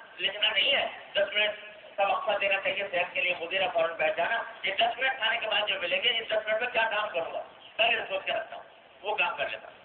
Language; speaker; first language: Urdu; non-native, local second language; Pashto